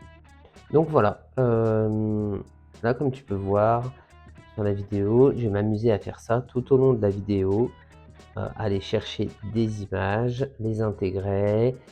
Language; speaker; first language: French; native; French